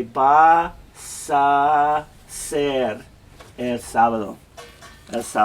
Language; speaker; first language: Spanish; non-native, fluent; English